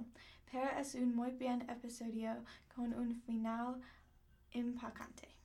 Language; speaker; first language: Spanish; non-native, learner; English